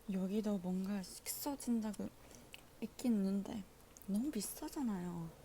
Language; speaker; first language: Korean; non-native, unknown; Japanese